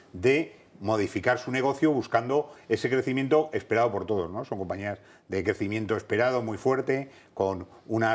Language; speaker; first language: Spanish; native; Spanish